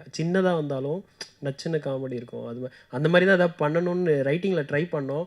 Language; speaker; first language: Tamil; native; Tamil